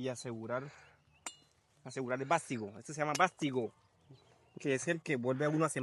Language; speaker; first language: Spanish; native; Spanish